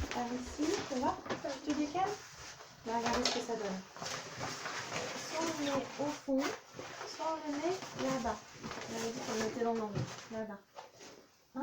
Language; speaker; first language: French; native; French